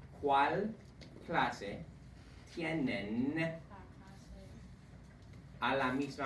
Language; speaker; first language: Spanish; non-native, fluent; English